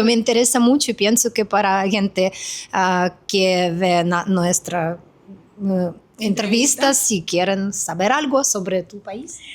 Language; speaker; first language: Spanish; non-native, fluent; Russian